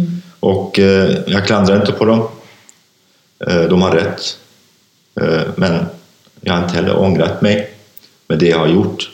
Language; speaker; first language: Swedish; non-native, fluent; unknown